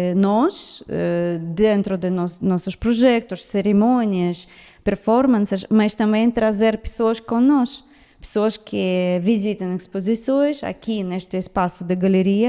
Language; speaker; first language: Portuguese; non-native, fluent; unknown